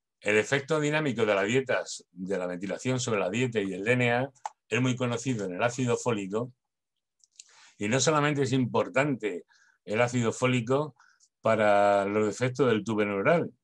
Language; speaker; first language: Spanish; native; Spanish